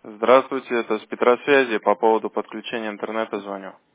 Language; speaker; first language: Russian; native; Russian